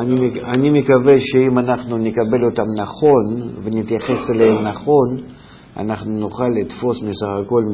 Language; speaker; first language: Hebrew; non-native, fluent; Russian